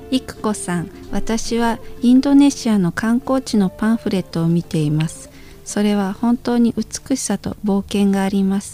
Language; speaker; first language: Japanese; non-native, learner; Indonesian